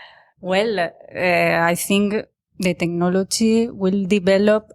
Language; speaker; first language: English; non-native, learner; Spanish